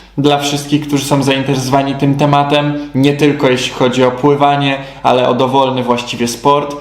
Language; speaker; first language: Polish; native; Polish